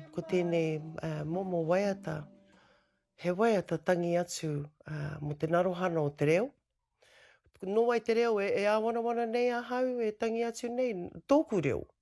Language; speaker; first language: Māori; native; Māori